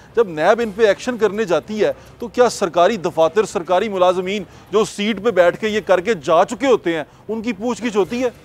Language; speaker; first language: Urdu; non-native, local second language; Punjabi